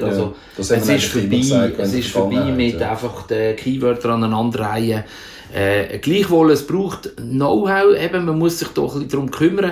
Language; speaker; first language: German; native; German